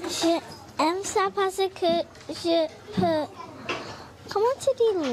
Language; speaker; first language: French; non-native, learner; English